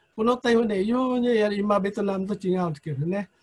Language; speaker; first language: Japanese; non-native, fluent; Vietnamese